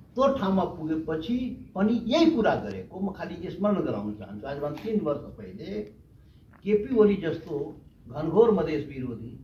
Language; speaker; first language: Nepali; non-native, local second language; Maithili